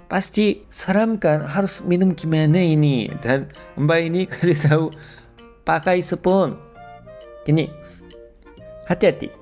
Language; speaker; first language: Indonesian; non-native, fluent; Korean